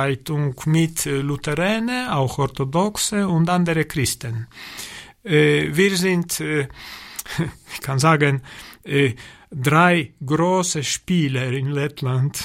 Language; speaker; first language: German; non-native, learner; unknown